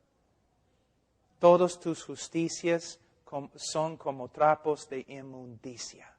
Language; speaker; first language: Spanish; non-native, fluent; English